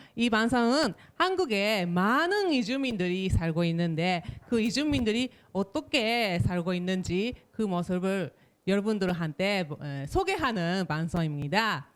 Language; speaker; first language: Korean; non-native, fluent; Japanese